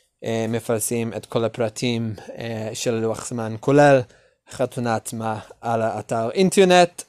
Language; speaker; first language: Hebrew; non-native, learner; English